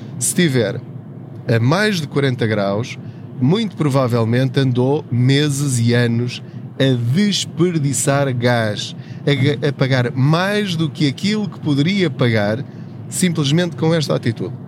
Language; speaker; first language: Portuguese; native; Portuguese